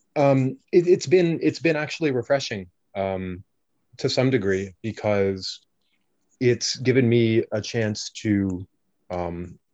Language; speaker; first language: English; native; English